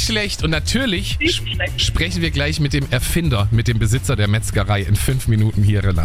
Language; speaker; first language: German; native; German